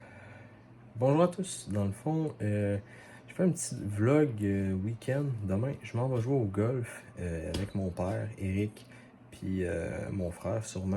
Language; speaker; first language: French; native; French